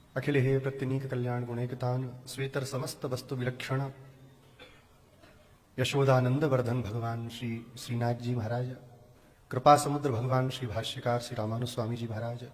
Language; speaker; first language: Hindi; native; Hindi